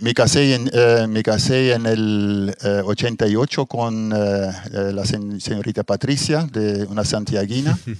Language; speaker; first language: Spanish; non-native, fluent; Dutch